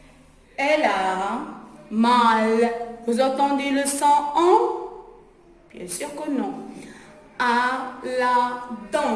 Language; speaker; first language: French; non-native, local second language; Arabic